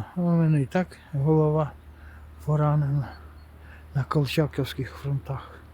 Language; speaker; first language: Ukrainian; non-native, local second language; Russian